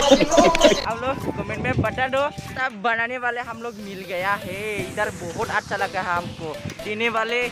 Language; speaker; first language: Hindi; non-native, local second language; Bodo